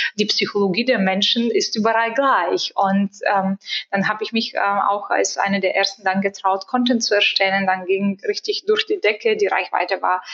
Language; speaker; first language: German; non-native, fluent; Bulgarian